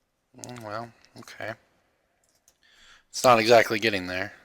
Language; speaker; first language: English; native; English